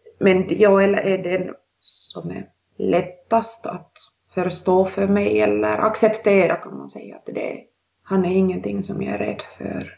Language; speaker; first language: Swedish; non-native, local second language; Finnish